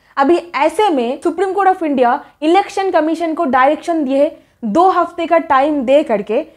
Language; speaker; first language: Hindi; native; Hindi